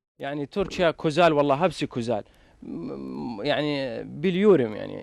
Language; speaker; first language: Turkish; non-native, learner; Arabic